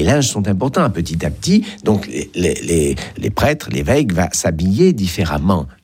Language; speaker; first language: French; native; French